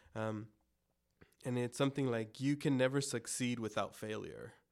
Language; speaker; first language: English; early bilingual, other home language; Spanish